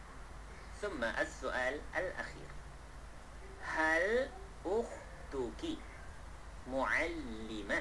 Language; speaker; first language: Arabic; non-native, fluent; Malay